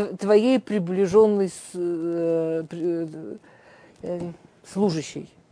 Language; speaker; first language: Russian; early bilingual, heritage; Russian